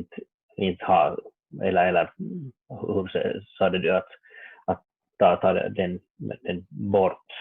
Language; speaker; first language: Swedish; non-native, learner; Finnish